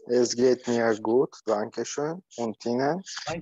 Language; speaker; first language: German; non-native, learner; Turkish